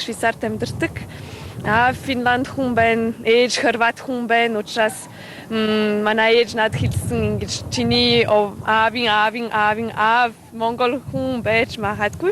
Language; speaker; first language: Mongolian; non-native, learner; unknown